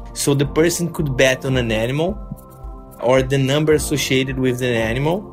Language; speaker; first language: English; non-native, fluent; Portuguese